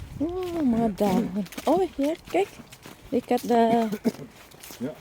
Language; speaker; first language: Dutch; non-native, learner; Filipino